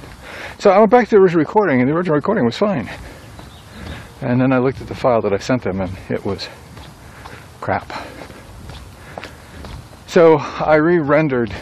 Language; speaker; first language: English; native; English